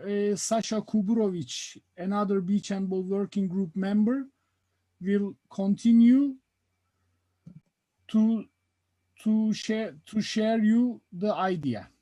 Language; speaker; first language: English; non-native, fluent; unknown